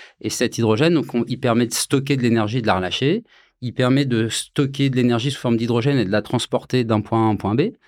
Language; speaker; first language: French; native; French